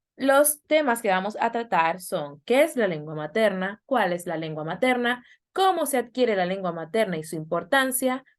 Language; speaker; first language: Spanish; native; Spanish